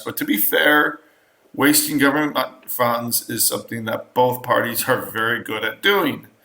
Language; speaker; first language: English; native; English